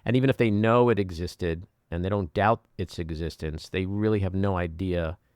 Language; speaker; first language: English; native; English